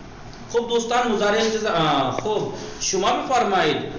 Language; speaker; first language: Persian; non-native, fluent; Urdu